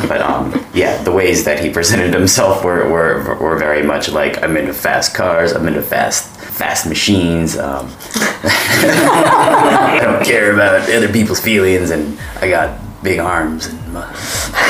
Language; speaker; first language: English; native; English